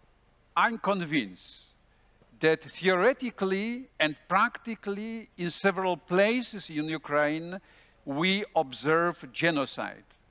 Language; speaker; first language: English; non-native, fluent; Polish